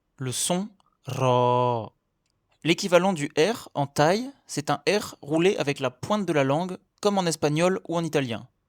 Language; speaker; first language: French; native; French